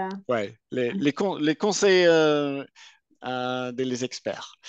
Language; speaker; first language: French; non-native, fluent; English